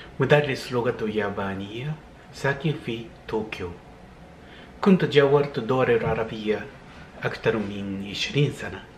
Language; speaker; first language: Arabic; non-native, fluent; Japanese